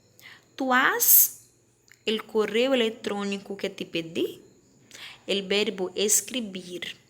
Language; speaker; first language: Spanish; non-native, fluent; Portuguese